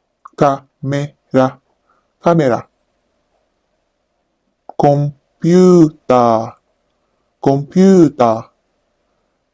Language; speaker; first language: Japanese; non-native, learner; Filipino